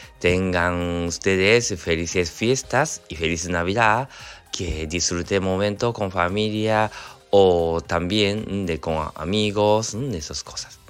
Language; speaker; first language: Spanish; non-native, learner; Japanese